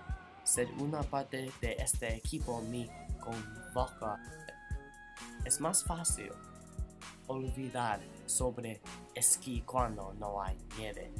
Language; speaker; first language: Spanish; non-native, learner; English